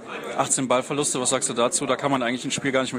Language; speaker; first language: German; native; German